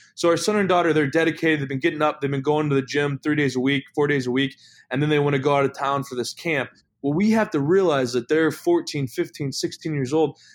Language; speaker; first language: English; native; English